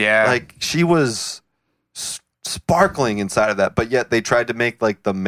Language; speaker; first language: English; native; English